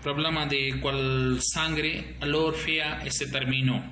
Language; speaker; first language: Spanish; non-native, learner; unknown